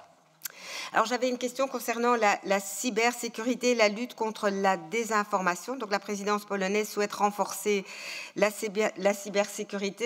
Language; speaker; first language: French; native; French